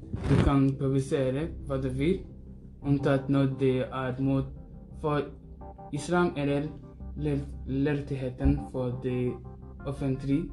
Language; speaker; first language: Norwegian; non-native, learner; Persian